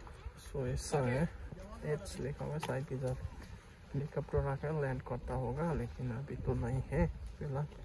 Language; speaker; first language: Hindi; non-native, local second language; Nepali